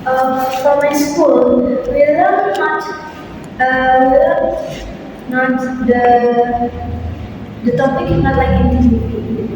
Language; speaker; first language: English; non-native, learner; Indonesian